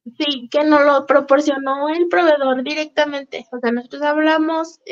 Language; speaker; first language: Spanish; native; Spanish